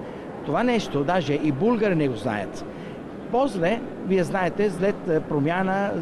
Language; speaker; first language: Bulgarian; non-native, fluent; Italian